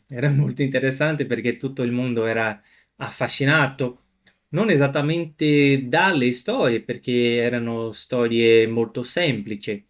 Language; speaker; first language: Italian; non-native, fluent; Portuguese